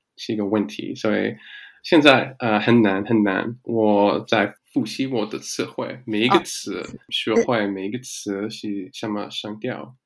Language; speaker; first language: Chinese; non-native, learner; English